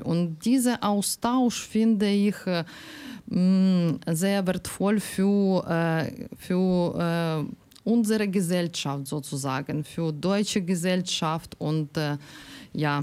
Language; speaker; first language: German; non-native, learner; Ukrainian